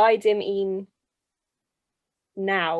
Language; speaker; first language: Welsh; non-native, local second language; English